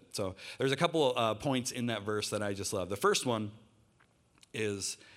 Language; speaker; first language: English; native; English